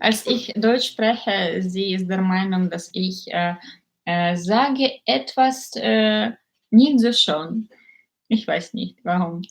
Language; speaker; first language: German; non-native, learner; Russian